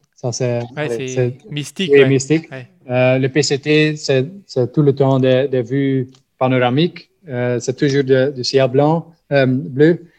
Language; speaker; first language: French; non-native, local second language; Dutch